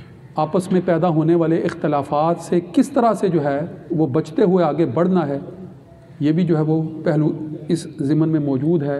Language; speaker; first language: Urdu; native; Urdu